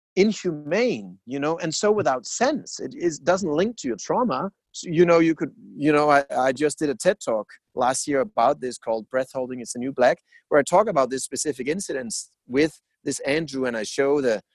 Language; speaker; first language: English; non-native, fluent; Danish